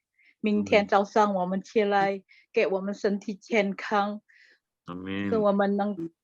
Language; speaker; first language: Chinese; non-native, learner; Indonesian